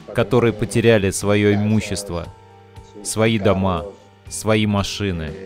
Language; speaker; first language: Russian; non-native, fluent; Spanish